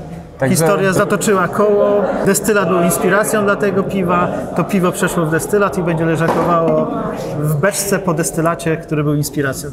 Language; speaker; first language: Polish; native; Polish